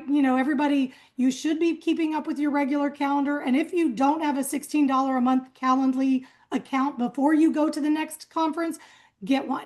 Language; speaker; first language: English; native; English